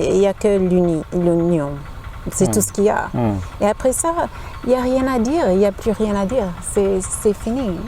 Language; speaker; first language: French; non-native, fluent; English